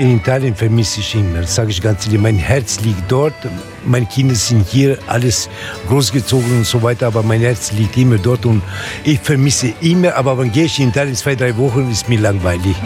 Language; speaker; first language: German; non-native, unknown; Italian